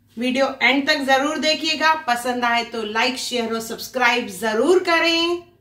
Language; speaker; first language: Hindi; non-native, local second language; Sindhi